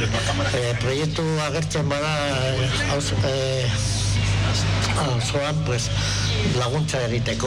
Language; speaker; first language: Basque; non-native, local second language; Spanish